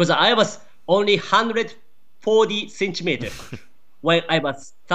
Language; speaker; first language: English; non-native, learner; Japanese